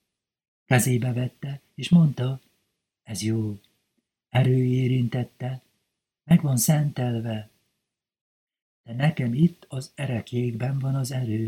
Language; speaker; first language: Hungarian; native; Hungarian